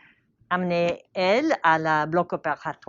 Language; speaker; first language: French; non-native, learner; English